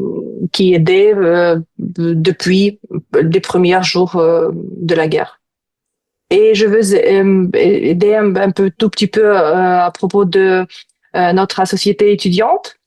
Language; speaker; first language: French; non-native, fluent; Ukrainian